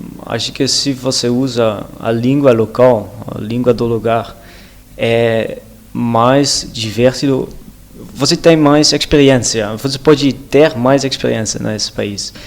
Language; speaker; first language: Portuguese; non-native, learner; Dutch